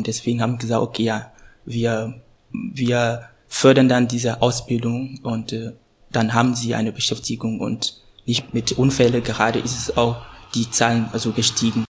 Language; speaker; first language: German; non-native, fluent; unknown